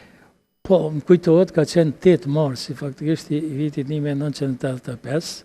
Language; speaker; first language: Albanian; native; Albanian